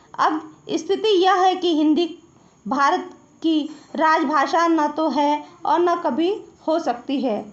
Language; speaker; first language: Hindi; native; Hindi